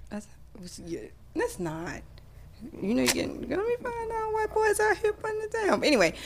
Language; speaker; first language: English; native; English